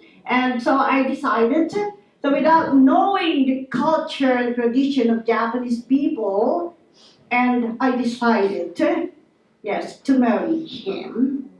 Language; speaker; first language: English; non-native, local second language; Filipino